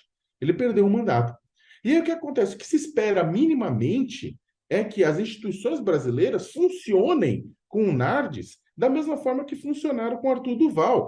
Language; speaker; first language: Portuguese; native; Portuguese